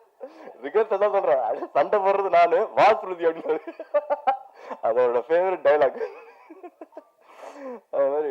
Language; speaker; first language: Tamil; native; Tamil